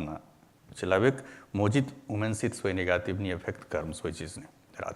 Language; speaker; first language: Russian; non-native, learner; Hindi